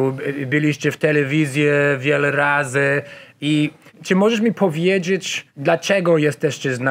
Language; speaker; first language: Polish; non-native, learner; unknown